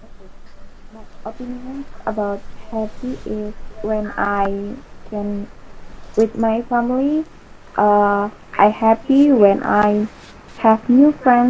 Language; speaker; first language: English; non-native, learner; Indonesian